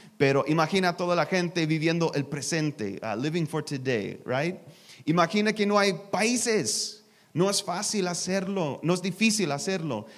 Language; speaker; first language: Spanish; non-native, learner; English